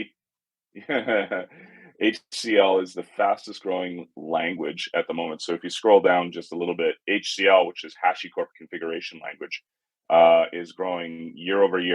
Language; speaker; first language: English; native; English